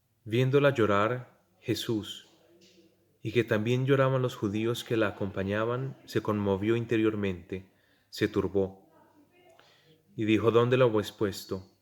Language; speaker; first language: Spanish; native; Spanish